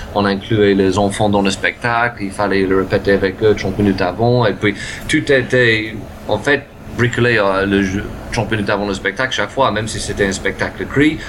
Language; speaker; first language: French; non-native, fluent; English